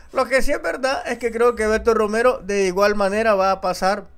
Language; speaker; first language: Spanish; native; Spanish